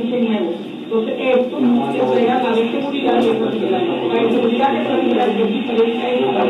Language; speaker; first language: Spanish; native; Spanish